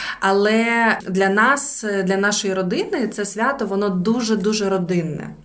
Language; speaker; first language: Ukrainian; native; Ukrainian